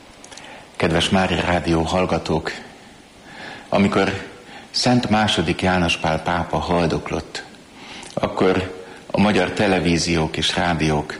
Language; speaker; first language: Hungarian; native; Hungarian